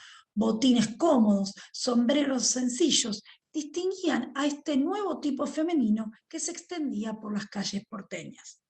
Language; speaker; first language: Spanish; native; Spanish